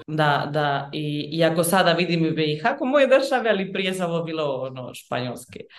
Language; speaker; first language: Croatian; early bilingual, heritage; Bosnian